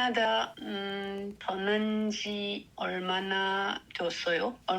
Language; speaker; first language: Korean; non-native, learner; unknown